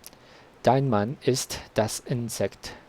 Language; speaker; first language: German; non-native, learner; Spanish